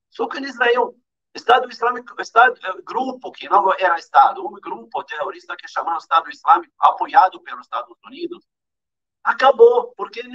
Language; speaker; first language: Portuguese; non-native, fluent; Arabic